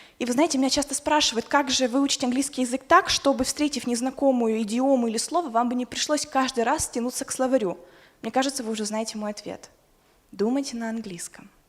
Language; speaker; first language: Russian; native; Russian